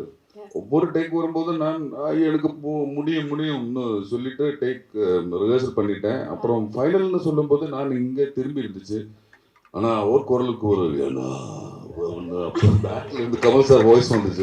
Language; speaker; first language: Tamil; non-native, learner; Malayalam